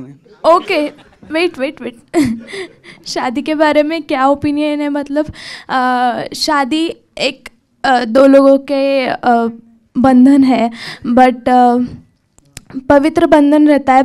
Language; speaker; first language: Hindi; non-native, local second language; Marathi